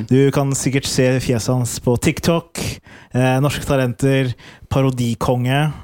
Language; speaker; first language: Norwegian; early bilingual, other home language; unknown